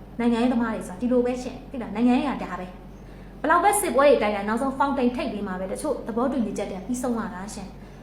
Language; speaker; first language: Burmese; native; Burmese